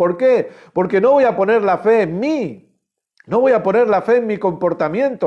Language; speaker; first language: Spanish; native; Spanish